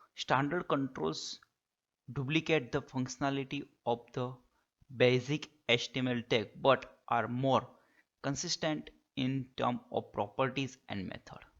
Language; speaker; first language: English; non-native, local second language; Gujarati